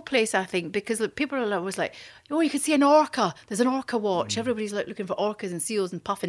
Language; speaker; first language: English; native; English